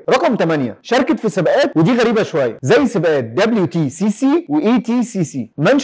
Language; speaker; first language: Arabic; native; Arabic